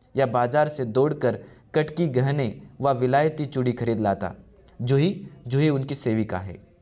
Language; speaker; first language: Hindi; non-native, local second language; Marathi